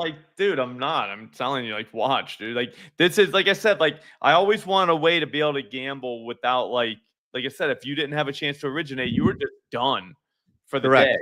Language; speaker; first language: English; native; English